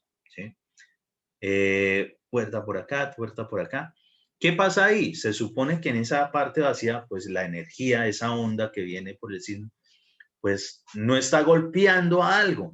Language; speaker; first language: Spanish; native; Spanish